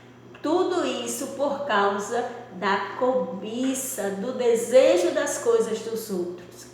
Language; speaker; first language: Portuguese; native; Portuguese